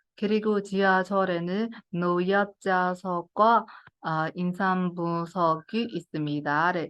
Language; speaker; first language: Korean; non-native, fluent; Burmese